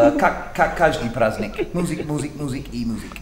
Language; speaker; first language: Russian; non-native, learner; English